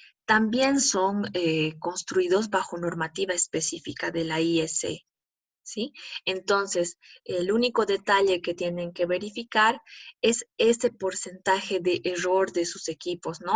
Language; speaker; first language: Spanish; native; Spanish